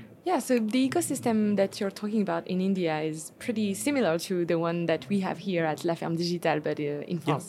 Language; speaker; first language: English; non-native, fluent; French